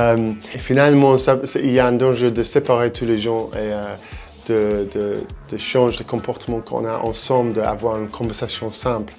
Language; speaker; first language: French; non-native, fluent; English